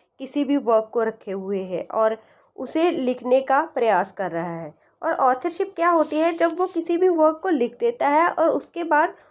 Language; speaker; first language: Hindi; native; Hindi